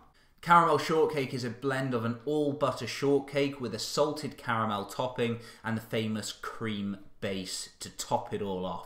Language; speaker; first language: English; native; English